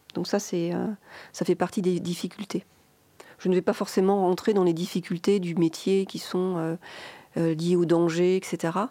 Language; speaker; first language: French; native; French